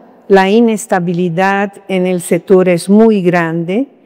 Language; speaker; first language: Spanish; non-native, fluent; Portuguese